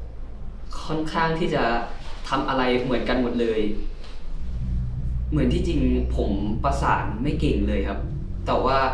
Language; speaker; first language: Thai; native; Thai